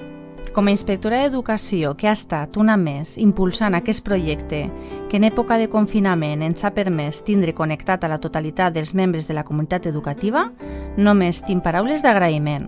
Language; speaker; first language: Catalan; native; Catalan